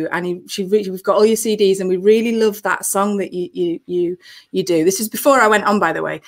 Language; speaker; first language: English; native; English